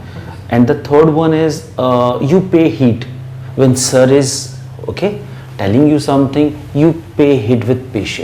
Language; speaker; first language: English; non-native, local second language; Hindi